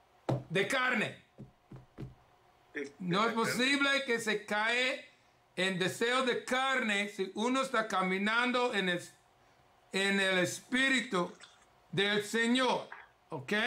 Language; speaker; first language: Spanish; early bilingual, heritage; English